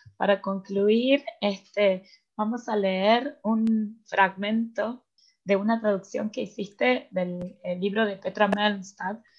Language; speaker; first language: Spanish; native; Spanish